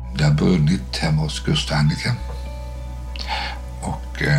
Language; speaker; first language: Swedish; native; Swedish